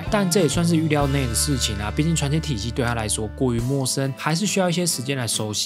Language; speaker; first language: Chinese; native; Chinese